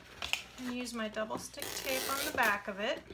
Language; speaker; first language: English; native; English